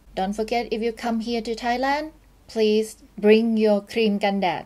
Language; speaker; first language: English; non-native, fluent; Thai